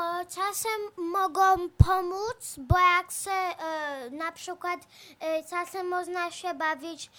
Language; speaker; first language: Polish; early bilingual, heritage; Polish